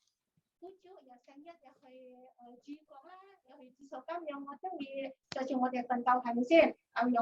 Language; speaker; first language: Cantonese; non-native, learner; Indonesian